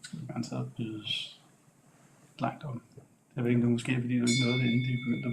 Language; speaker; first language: Danish; native; Danish